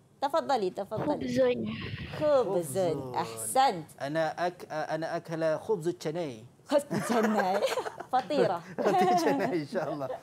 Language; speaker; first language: Arabic; non-native, fluent; Malay